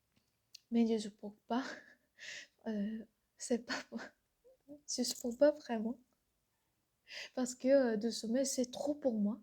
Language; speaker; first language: French; non-native, learner; Korean